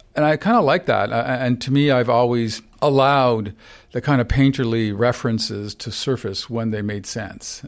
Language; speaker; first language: English; non-native, fluent; Ukrainian